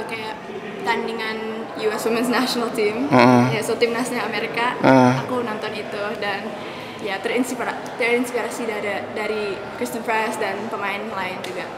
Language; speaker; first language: Indonesian; early bilingual, heritage; English